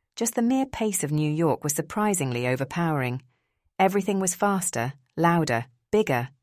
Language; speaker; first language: English; early bilingual, other home language; Spanish